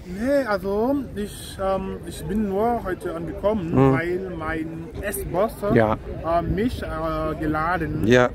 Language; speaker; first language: German; non-native, fluent; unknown